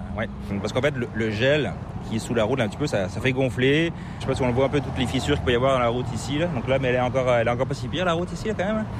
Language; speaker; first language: French; native; French